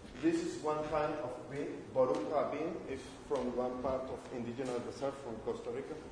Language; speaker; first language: English; non-native, learner; Spanish